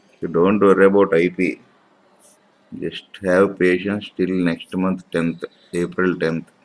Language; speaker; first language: English; non-native, local second language; Urdu